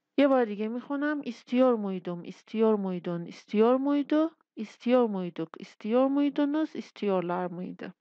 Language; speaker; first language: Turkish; non-native, fluent; Persian